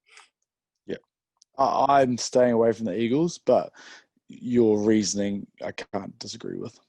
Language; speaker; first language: English; native; English